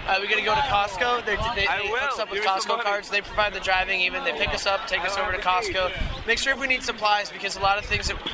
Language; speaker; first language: English; native; English